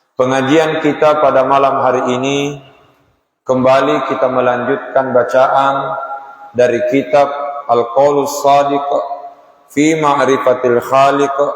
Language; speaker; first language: Malay; non-native, local second language; Buginese